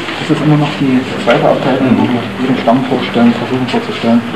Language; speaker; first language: German; native; German